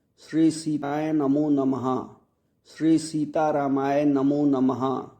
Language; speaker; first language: Hindi; native; Hindi